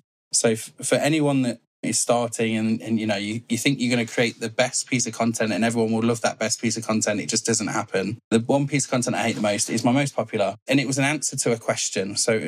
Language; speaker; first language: English; native; English